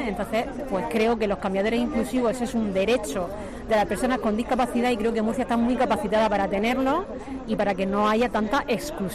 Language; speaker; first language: Spanish; native; Spanish